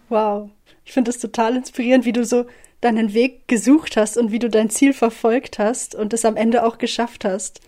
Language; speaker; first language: German; native; German